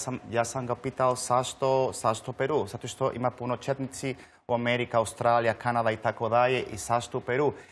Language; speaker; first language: Serbian; non-native, learner; Spanish